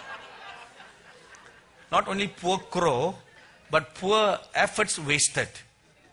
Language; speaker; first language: English; non-native, local second language; Tamil